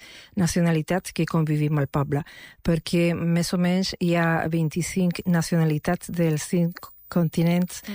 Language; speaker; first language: Catalan; non-native, local second language; Spanish